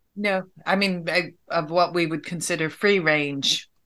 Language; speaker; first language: English; native; English